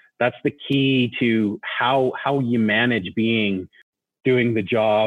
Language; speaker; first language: English; native; English